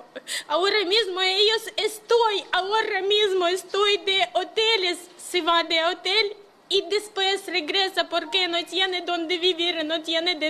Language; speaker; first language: Spanish; non-native, learner; Russian